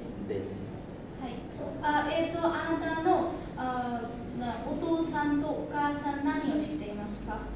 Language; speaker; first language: Japanese; non-native, fluent; Bangla